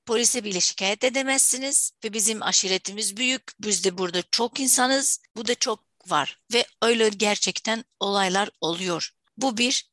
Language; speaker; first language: Turkish; non-native, fluent; Arabic